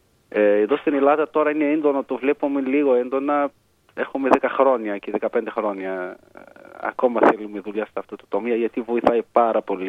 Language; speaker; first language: Greek; non-native, fluent; Arabic